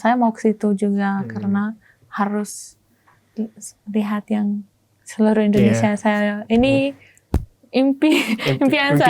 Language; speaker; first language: Indonesian; non-native, learner; German